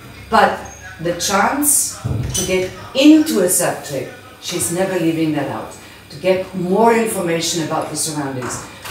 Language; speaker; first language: English; non-native, fluent; German